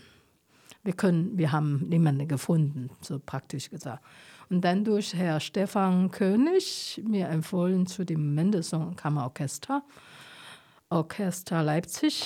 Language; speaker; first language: German; non-native, fluent; Chinese